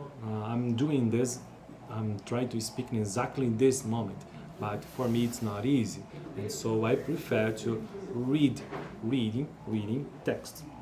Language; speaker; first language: English; non-native, learner; Portuguese